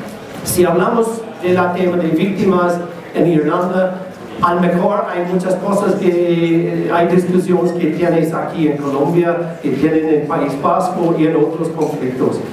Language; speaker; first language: Spanish; non-native, learner; English